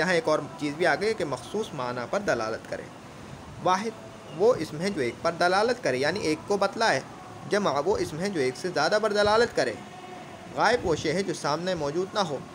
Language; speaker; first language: Urdu; native; Urdu